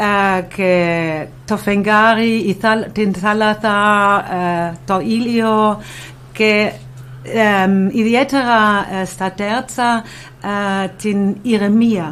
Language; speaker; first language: Greek; non-native, learner; German